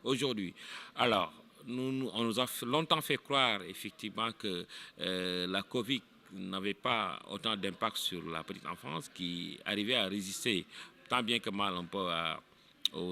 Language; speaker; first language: French; non-native, local second language; Wolof